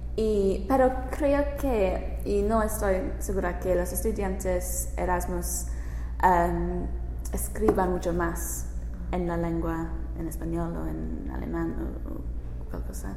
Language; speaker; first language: Spanish; non-native, learner; English